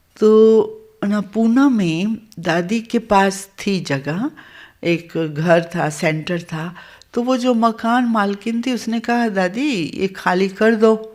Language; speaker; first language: Hindi; non-native, local second language; Gujarati